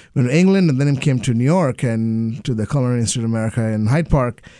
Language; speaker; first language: English; non-native, local second language; Bangla